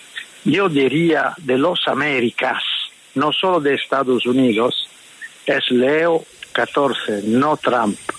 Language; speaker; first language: Spanish; non-native, fluent; Italian